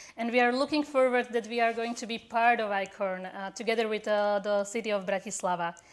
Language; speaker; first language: English; non-native, fluent; Slovak